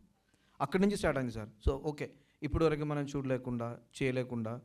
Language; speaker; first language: Telugu; non-native, learner; Malayalam